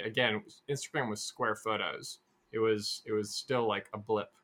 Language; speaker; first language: English; native; English